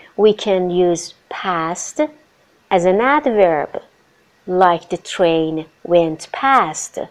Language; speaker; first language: English; non-native, fluent; Persian